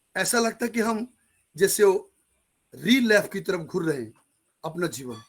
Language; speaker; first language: Hindi; non-native, local second language; Bangla